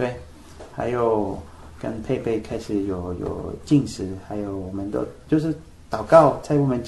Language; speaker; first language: Chinese; non-native, fluent; Spanish